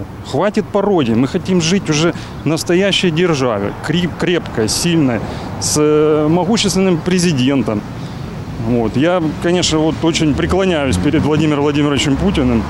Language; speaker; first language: Russian; native; Russian